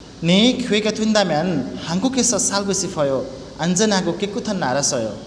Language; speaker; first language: Korean; non-native, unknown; Nepali